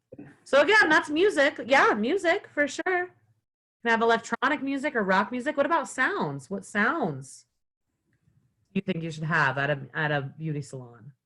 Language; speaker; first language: English; non-native, fluent; Spanish